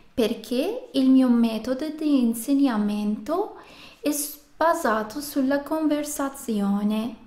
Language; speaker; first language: Italian; non-native, fluent; Persian